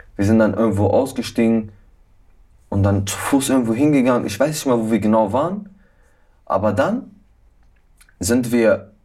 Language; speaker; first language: German; early bilingual, other home language; Arabic